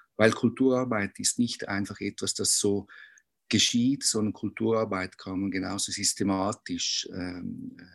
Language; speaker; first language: German; native; German